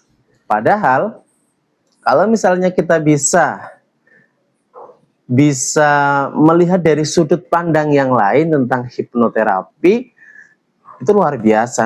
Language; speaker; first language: Indonesian; native; Indonesian